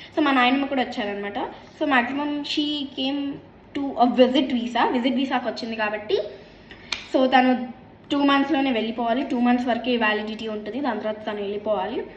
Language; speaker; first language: Telugu; early bilingual, heritage; Telugu